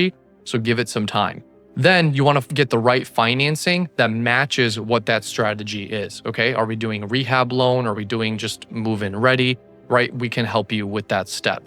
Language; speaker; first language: English; native; English